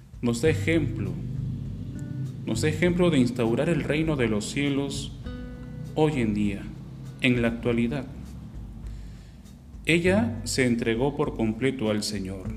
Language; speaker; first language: Spanish; native; Spanish